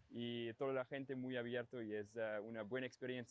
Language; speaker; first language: Spanish; non-native, learner; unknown